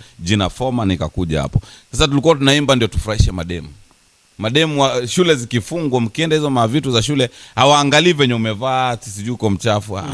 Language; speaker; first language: Swahili; native; Swahili